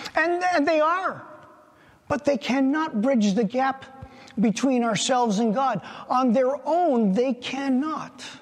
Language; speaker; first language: English; native; English